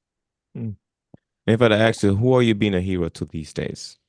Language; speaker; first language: English; non-native, fluent; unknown